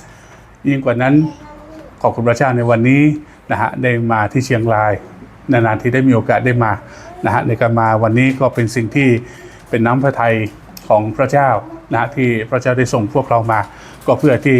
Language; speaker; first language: Thai; native; Thai